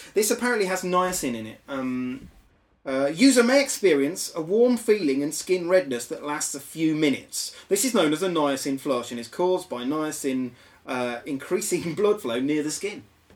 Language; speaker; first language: English; native; English